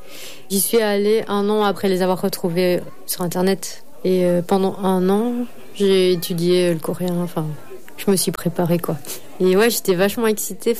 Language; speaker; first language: French; native; French